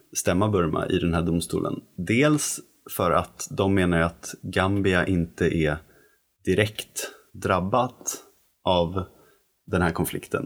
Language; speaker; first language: Swedish; native; Swedish